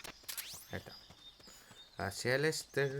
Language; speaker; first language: Spanish; native; Spanish